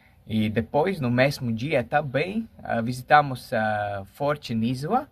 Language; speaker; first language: Portuguese; non-native, fluent; Latvian